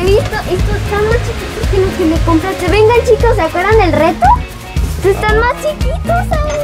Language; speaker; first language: Spanish; native; Spanish